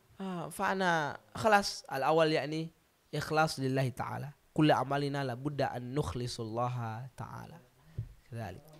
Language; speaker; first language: Arabic; non-native, learner; Indonesian